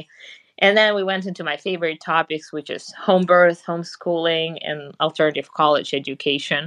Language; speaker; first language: English; non-native, fluent; Russian